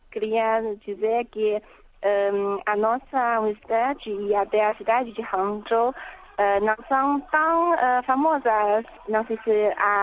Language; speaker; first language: Portuguese; non-native, fluent; Chinese